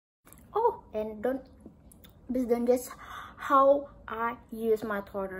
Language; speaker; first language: English; non-native, learner; Indonesian